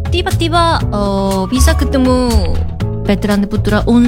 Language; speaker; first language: Indonesian; non-native, learner; Korean